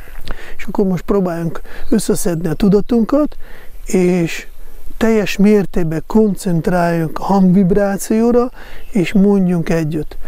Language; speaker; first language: Hungarian; non-native, fluent; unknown